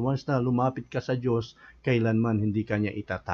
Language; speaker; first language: Filipino; native; Filipino